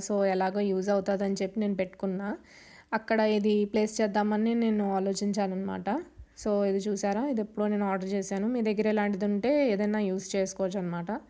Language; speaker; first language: Telugu; non-native, local second language; Urdu